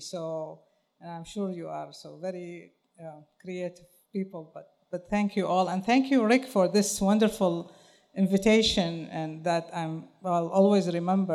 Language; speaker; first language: English; non-native, fluent; Arabic